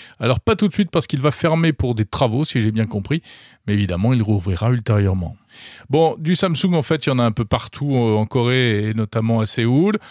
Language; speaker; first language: French; native; French